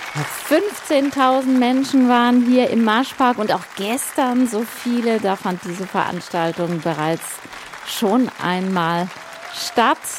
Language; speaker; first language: German; native; German